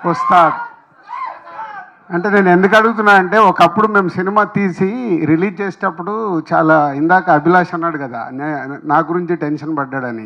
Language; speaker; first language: Telugu; native; Telugu